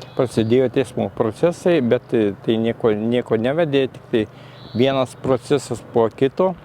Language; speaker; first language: Lithuanian; native; Lithuanian